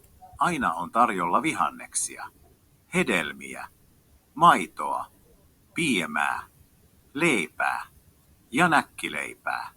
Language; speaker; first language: Finnish; non-native, learner; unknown